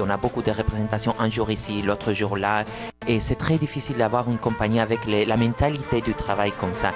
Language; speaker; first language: French; non-native, fluent; Spanish